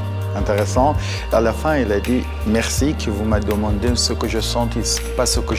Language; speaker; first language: French; non-native, fluent; Persian